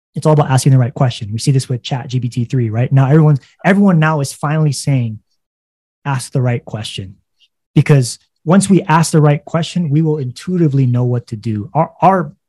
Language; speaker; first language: English; native; English